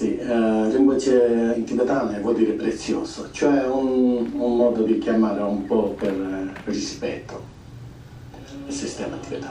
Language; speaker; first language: Italian; non-native, fluent; Tibetan